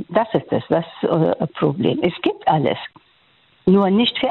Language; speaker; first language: German; non-native, fluent; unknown